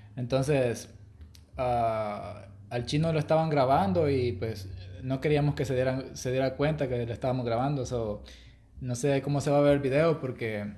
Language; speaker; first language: Spanish; native; Spanish